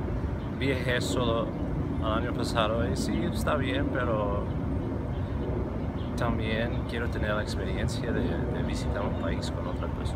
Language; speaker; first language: Spanish; non-native, fluent; English